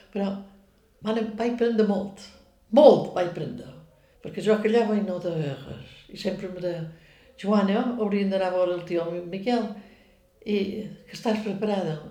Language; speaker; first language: Catalan; native; Catalan